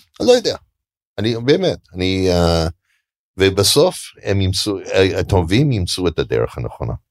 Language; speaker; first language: Hebrew; non-native, fluent; English